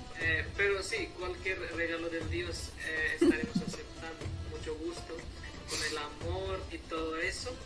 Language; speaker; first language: Spanish; non-native, fluent; Hindi